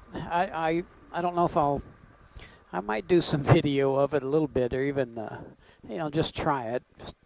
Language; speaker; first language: English; native; English